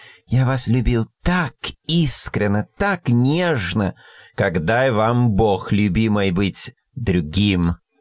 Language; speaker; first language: Russian; non-native, fluent; English